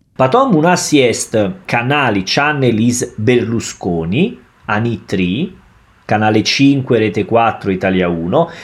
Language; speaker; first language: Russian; non-native, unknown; Italian